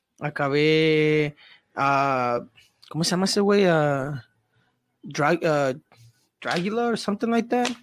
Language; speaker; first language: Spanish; early bilingual, heritage; Spanish